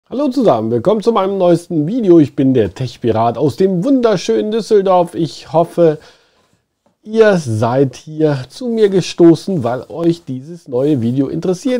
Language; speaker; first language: German; native; German